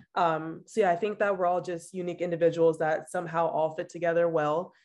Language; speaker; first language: English; native; English